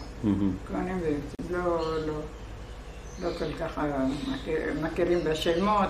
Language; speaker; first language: Hebrew; non-native, fluent; Arabic